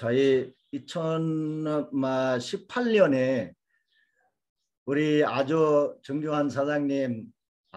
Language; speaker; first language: Korean; non-native, fluent; Bangla